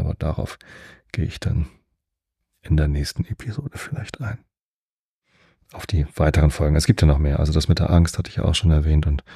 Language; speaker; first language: German; native; German